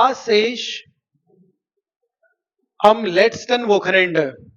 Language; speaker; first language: German; non-native, fluent; Hindi